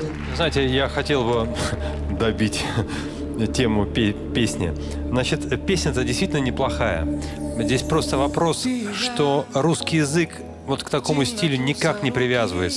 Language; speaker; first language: Russian; native; Russian